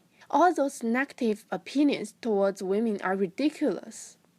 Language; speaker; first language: English; non-native, fluent; Chinese